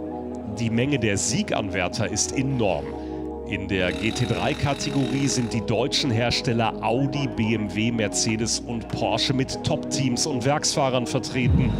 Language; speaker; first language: German; native; German